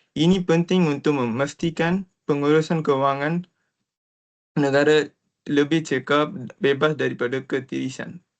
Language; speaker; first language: Malay; non-native, local second language; Tamil